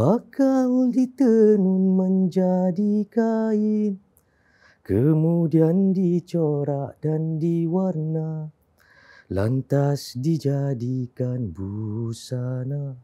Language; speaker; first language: Malay; native; Malay